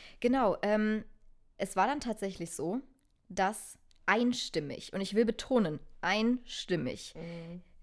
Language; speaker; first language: German; native; German